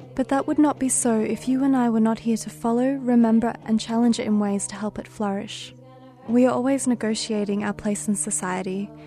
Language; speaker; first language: English; native; English